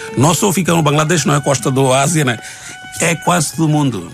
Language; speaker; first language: Portuguese; non-native, learner; Bangla